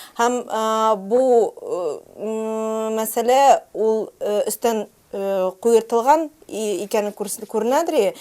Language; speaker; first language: Tatar; native; Tatar